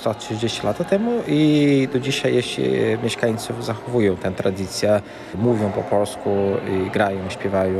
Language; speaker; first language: Polish; early bilingual, heritage; Portuguese